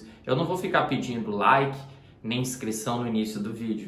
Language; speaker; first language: Portuguese; native; Portuguese